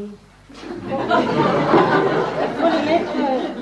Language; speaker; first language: French; non-native, learner; Spanish